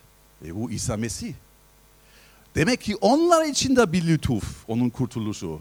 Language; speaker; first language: Turkish; non-native, fluent; German